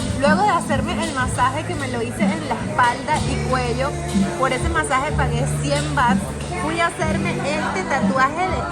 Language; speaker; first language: Spanish; native; Spanish